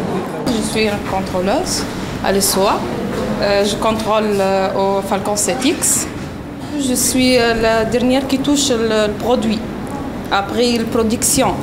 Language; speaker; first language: French; non-native, local second language; Arabic